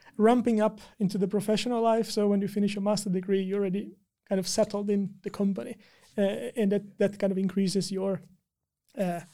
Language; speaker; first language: English; non-native, fluent; Portuguese